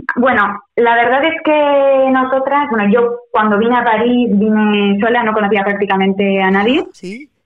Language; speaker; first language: Spanish; non-native, local second language; Basque